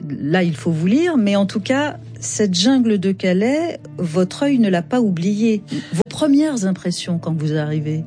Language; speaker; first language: French; native; French